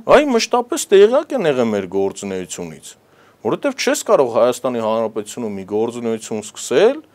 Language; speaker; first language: Armenian; native; Armenian